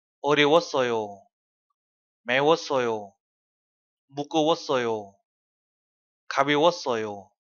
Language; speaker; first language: Korean; non-native, fluent; Vietnamese